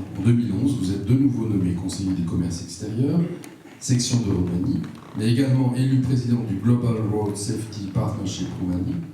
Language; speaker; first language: French; native; French